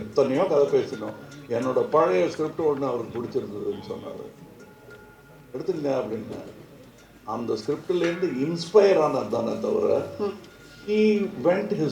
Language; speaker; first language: Tamil; native; Tamil